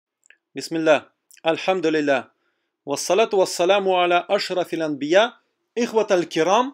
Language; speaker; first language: Arabic; non-native, fluent; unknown